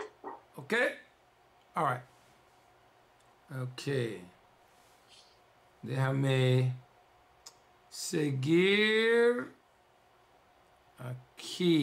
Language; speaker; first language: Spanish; early bilingual, heritage; English